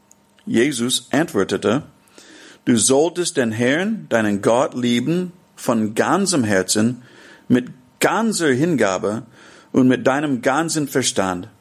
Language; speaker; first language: German; non-native, fluent; English